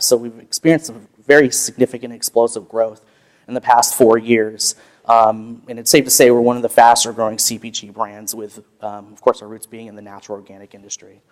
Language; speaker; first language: English; native; English